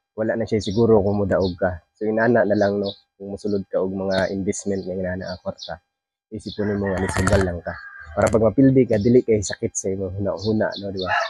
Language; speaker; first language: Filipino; non-native, local second language; Cebuano